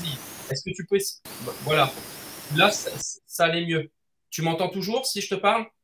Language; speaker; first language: French; native; French